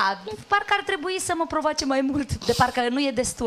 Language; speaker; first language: Romanian; native; Romanian